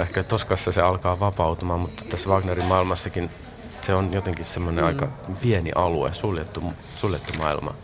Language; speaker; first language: Finnish; native; Finnish